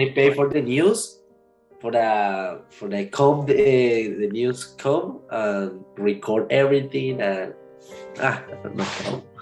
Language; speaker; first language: English; non-native, learner; Spanish